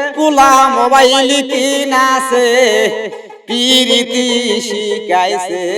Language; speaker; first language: Bangla; native; Bangla